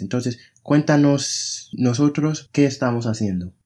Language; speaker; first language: Spanish; non-native, fluent; English